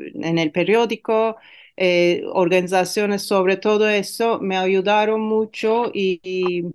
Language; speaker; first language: Spanish; non-native, fluent; Turkish